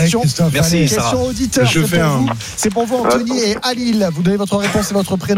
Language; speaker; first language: French; native; French